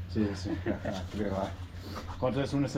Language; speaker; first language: Spanish; non-native, learner; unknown